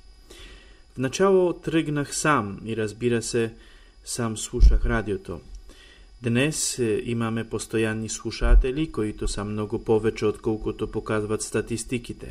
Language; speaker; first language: Bulgarian; non-native, fluent; Polish